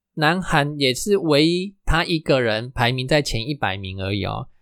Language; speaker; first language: Chinese; non-native, local second language; Min Nan Chinese